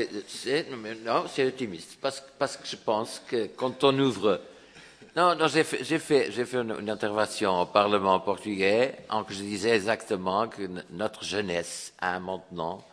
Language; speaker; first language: French; non-native, fluent; Portuguese